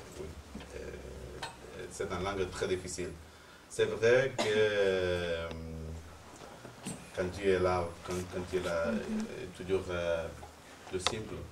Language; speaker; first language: French; non-native, fluent; Spanish